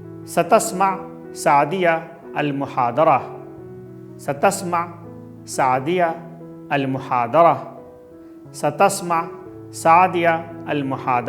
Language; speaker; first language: Arabic; non-native, fluent; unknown